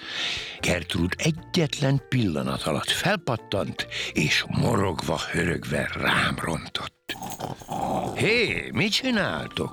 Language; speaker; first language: Hungarian; native; Hungarian